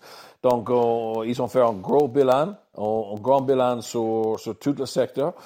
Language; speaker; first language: French; non-native, learner; English